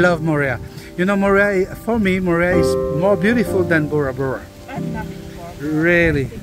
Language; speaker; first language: English; non-native, fluent; French